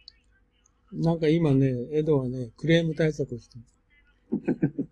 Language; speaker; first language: Japanese; native; Japanese